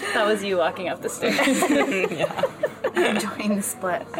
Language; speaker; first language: English; native; English